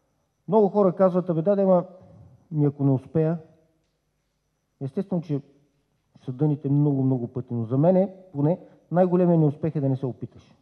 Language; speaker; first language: Bulgarian; native; Bulgarian